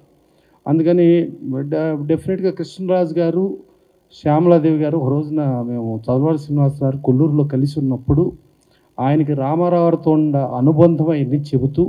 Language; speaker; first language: Telugu; native; Telugu